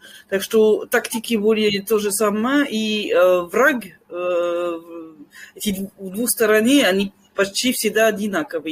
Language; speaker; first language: Russian; non-native, fluent; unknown